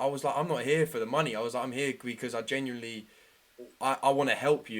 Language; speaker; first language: English; native; English